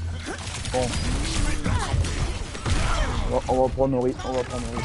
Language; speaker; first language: French; native; French